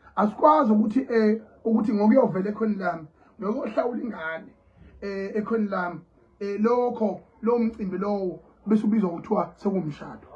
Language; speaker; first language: Zulu; native; Zulu